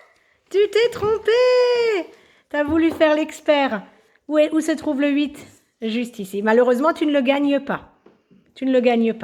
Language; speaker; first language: French; native; French